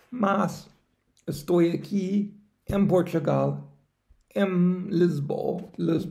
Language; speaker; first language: Portuguese; non-native, learner; English